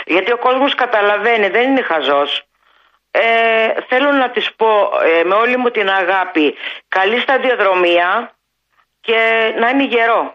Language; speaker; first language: Greek; native; Greek